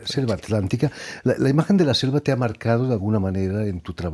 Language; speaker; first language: Spanish; native; Spanish